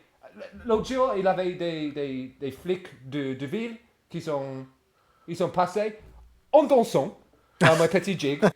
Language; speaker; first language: French; non-native, fluent; English